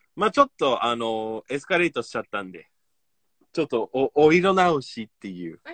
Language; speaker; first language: Japanese; non-native, fluent; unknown